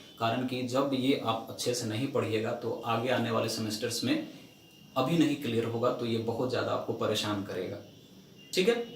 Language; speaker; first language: Hindi; native; Hindi